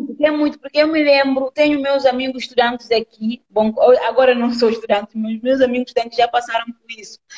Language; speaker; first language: Portuguese; non-native, local second language; Upper Guinea Crioulo